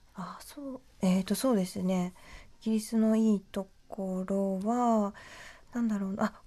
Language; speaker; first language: Japanese; native; Japanese